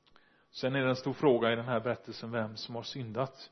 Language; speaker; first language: Swedish; non-native, fluent; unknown